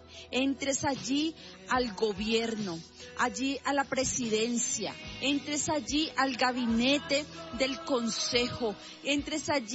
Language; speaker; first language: Spanish; native; Spanish